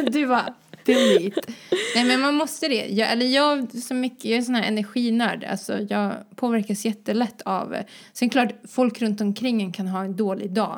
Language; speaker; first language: Swedish; early bilingual, other home language; Croatian